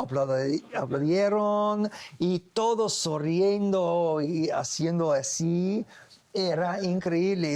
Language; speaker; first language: Spanish; non-native, learner; English